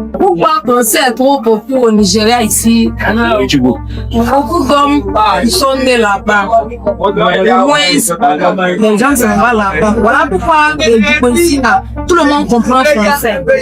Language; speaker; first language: French; non-native, fluent; Yoruba